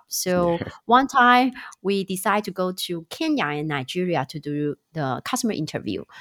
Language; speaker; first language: English; non-native, fluent; Chinese